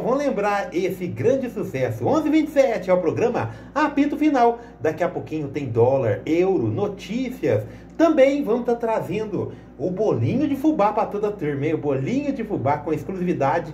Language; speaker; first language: Portuguese; native; Portuguese